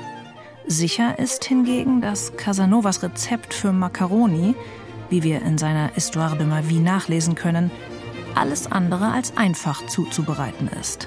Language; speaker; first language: German; native; German